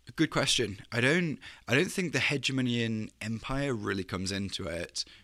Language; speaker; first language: English; native; English